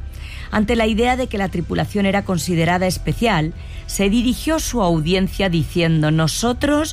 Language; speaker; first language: Spanish; native; Spanish